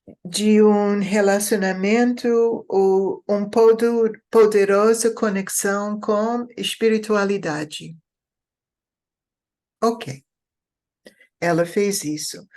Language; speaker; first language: Portuguese; non-native, fluent; English